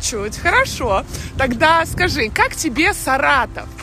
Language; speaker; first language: Russian; native; Russian